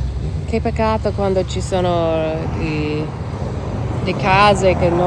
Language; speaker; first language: Italian; non-native, learner; English